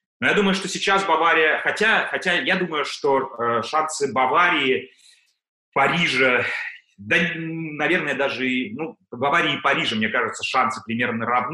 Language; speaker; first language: Russian; native; Russian